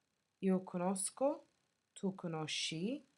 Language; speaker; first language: Italian; non-native, fluent; English